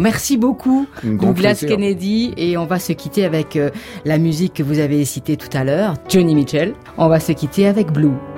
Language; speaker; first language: French; native; French